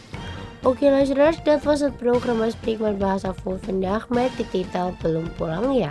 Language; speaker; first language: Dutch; non-native, learner; Indonesian